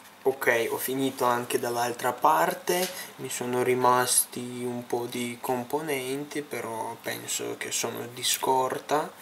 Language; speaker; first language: Italian; non-native, fluent; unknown